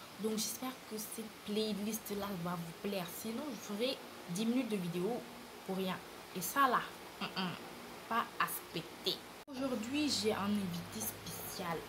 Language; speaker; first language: French; non-native, local second language; Wolof